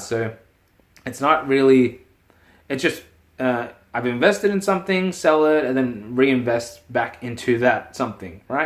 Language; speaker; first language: English; native; English